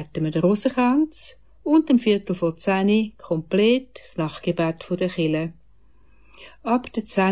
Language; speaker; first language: German; native; German